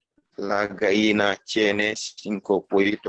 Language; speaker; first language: Spanish; non-native, learner; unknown